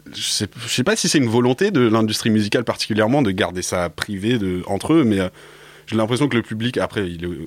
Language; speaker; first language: French; early bilingual, other home language; English